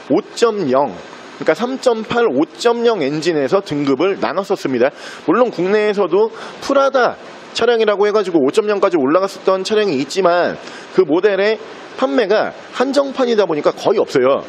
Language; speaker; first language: Korean; native; Korean